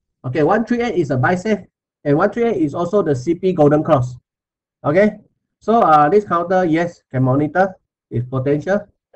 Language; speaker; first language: English; non-native, local second language; Chinese